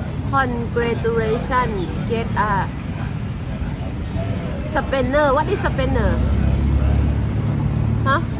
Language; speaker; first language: English; non-native, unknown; Thai